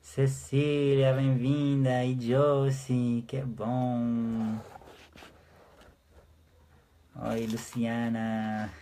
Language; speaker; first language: Portuguese; non-native, fluent; Hebrew